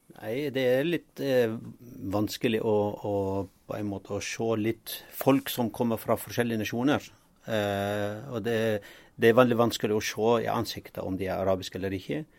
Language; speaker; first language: Norwegian; non-native, fluent; Arabic